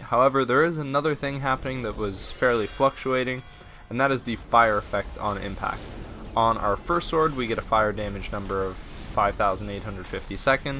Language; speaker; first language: English; native; English